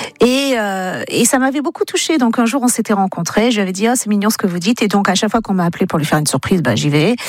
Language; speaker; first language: French; native; French